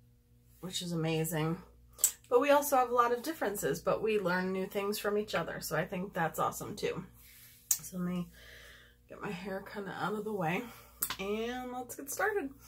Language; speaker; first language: English; native; English